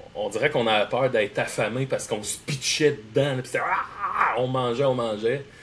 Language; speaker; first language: French; native; French